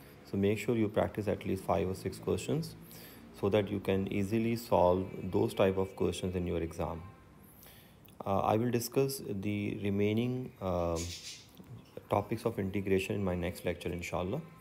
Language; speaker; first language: English; non-native, local second language; Urdu